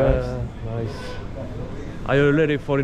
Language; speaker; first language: English; non-native, learner; Korean